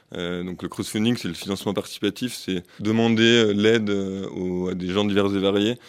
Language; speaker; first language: French; native; French